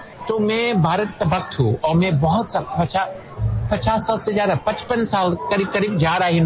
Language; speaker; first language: Hindi; non-native, fluent; English